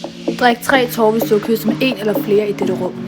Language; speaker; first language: Danish; native; Danish